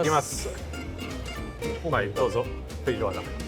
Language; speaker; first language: Japanese; non-native, fluent; Portuguese